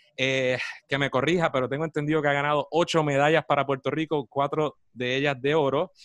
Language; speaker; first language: Spanish; native; Spanish